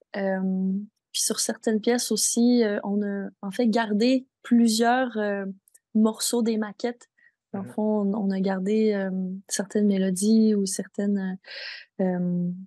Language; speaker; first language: French; native; French